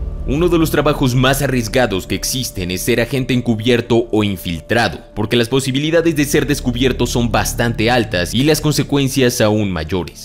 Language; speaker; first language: Spanish; native; Spanish